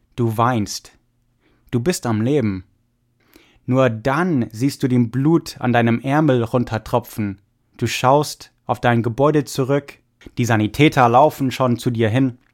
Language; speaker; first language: German; native; German